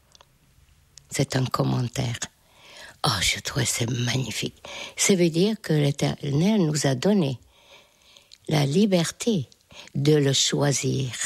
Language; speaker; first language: French; non-native, fluent; Hungarian